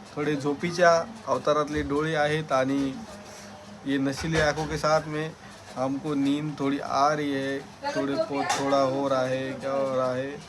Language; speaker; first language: Hindi; non-native, local second language; Marathi